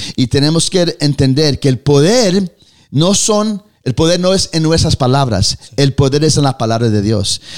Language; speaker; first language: Spanish; early bilingual, heritage; Spanish